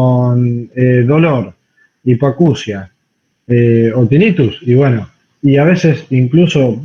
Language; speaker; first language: Spanish; native; Spanish